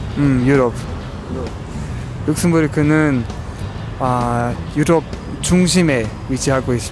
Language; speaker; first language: Korean; non-native, fluent; Luxembourgish